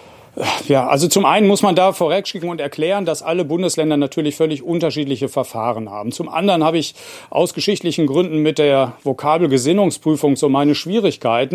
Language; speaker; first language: German; native; German